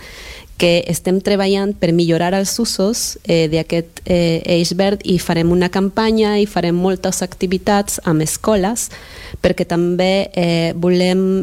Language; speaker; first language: Catalan; non-native, fluent; Spanish